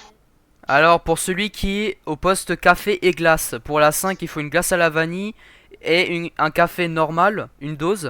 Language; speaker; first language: French; native; French